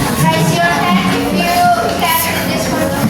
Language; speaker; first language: English; non-native, fluent; Indonesian